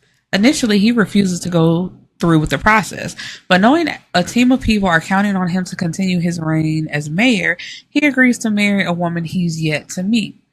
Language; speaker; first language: English; native; English